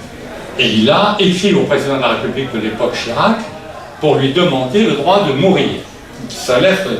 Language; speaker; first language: French; native; French